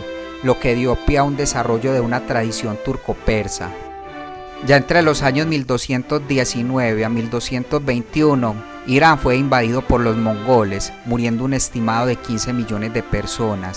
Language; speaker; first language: Spanish; native; Spanish